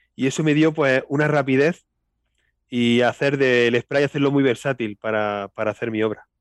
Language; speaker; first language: Spanish; native; Spanish